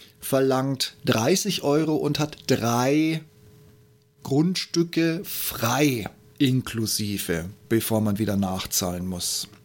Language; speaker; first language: German; native; German